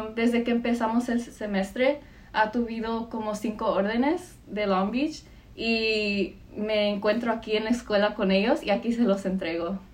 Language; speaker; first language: Spanish; early bilingual, heritage; Spanish